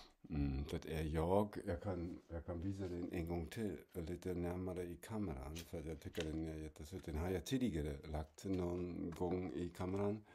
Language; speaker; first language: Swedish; non-native, fluent; German